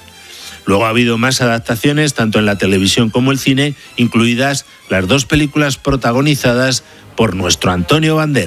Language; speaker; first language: Spanish; native; Spanish